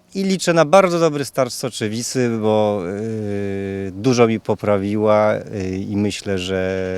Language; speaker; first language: Polish; native; Polish